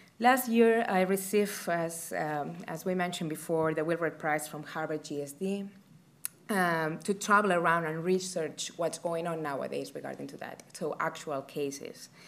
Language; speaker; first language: English; non-native, fluent; Catalan